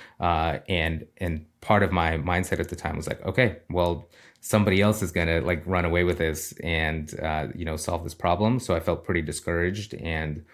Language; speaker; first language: English; early bilingual, other home language; Russian